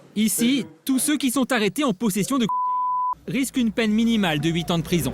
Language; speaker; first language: French; native; French